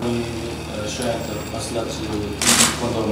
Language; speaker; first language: Russian; non-native, learner; Korean